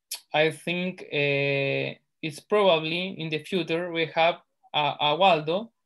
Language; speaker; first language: English; non-native, learner; Spanish